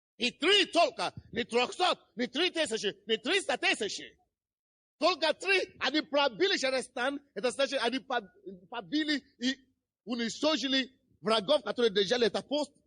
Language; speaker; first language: Russian; non-native, fluent; Yoruba